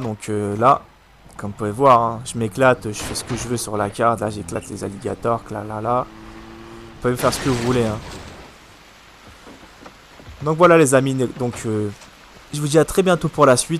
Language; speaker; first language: French; native; French